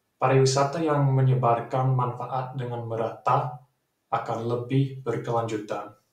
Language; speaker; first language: Indonesian; non-native, fluent; English